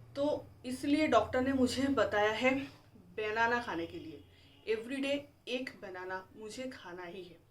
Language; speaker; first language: Hindi; non-native, local second language; Bangla